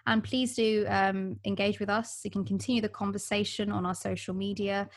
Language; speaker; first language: English; early bilingual, other home language; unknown